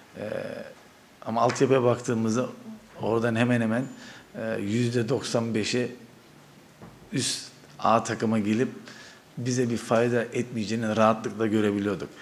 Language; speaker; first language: Turkish; early bilingual, heritage; Turkish